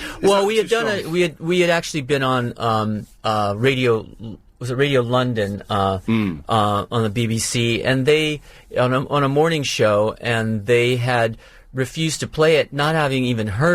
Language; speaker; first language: English; native; English